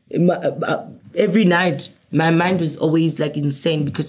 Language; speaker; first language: English; non-native, local second language; Southern Sotho